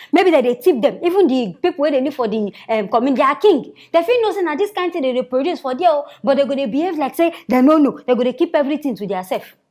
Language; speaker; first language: Nigerian Pidgin; native; Nigerian Pidgin